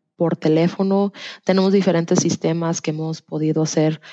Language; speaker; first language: Spanish; early bilingual, heritage; Spanish